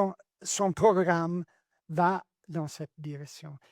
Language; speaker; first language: French; non-native, learner; Italian